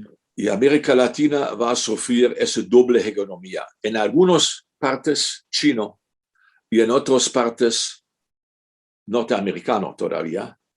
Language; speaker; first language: Spanish; non-native, fluent; German